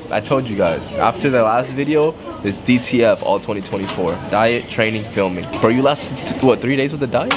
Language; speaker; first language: English; early bilingual, other home language; Spanish